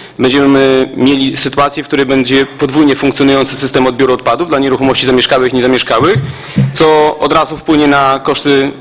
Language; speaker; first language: Polish; native; Polish